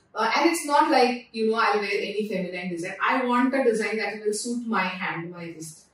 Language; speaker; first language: English; non-native, local second language; Marathi